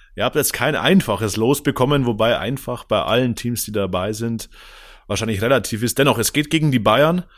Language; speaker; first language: German; native; German